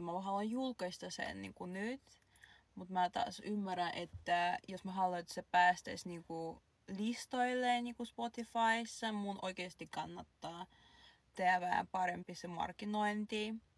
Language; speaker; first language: Finnish; non-native, fluent; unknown